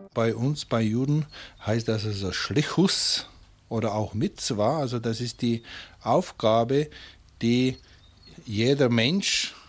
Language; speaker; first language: German; non-native, fluent; Czech